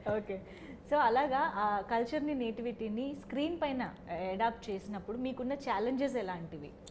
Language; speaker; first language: Telugu; native; Telugu